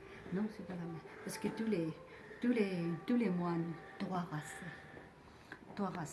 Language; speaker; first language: French; non-native, fluent; Chinese